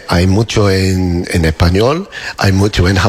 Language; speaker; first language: Spanish; non-native, learner; English